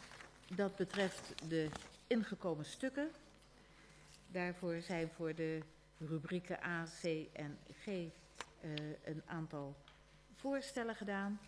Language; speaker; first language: Dutch; native; Dutch